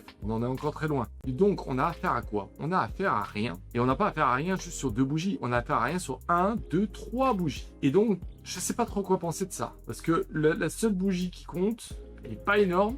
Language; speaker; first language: French; native; French